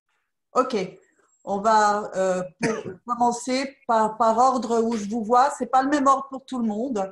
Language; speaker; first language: French; native; French